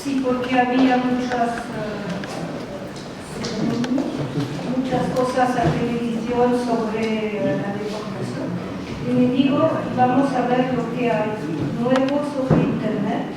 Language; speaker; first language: Spanish; non-native, learner; French